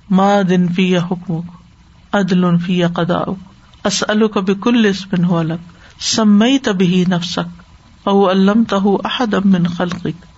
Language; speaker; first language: Urdu; native; Urdu